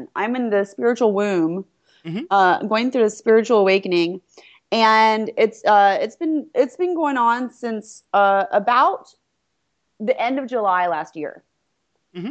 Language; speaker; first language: English; native; English